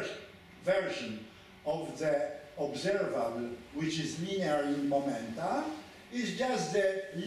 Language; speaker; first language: English; non-native, fluent; Polish